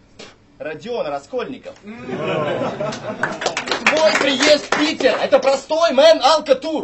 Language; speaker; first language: Russian; native; Russian